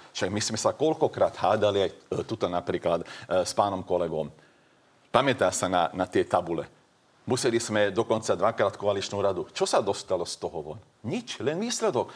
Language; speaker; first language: Slovak; non-native, local second language; Hungarian